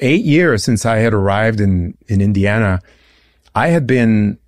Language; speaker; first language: English; non-native, fluent; Spanish